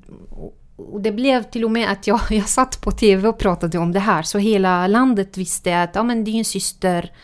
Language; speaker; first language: Swedish; non-native, fluent; Arabic